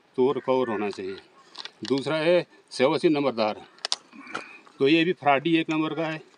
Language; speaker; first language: Hindi; native; Hindi